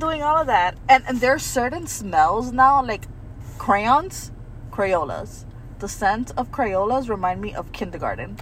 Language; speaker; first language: English; early bilingual, other home language; Spanish